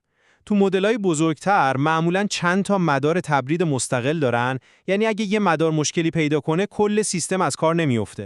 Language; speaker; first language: Persian; native; Persian